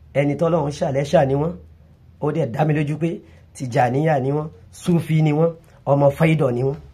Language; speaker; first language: Yoruba; non-native, local second language; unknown